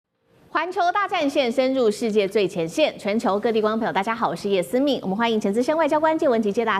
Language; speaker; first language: Chinese; native; Chinese